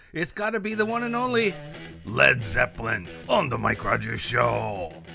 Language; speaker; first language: English; native; English